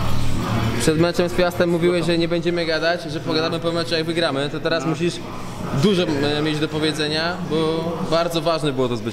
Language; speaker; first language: Polish; native; Polish